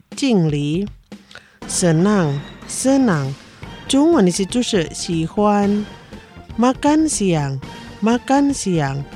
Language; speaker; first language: Chinese; non-native, learner; Indonesian